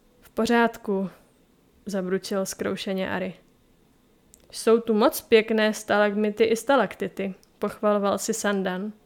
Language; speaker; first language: Czech; native; Czech